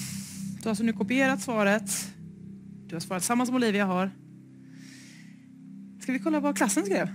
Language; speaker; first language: Swedish; native; Swedish